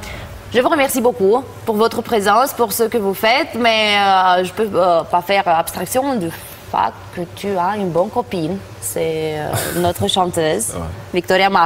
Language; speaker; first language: French; non-native, fluent; Romanian